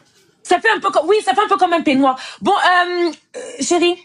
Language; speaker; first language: French; native; French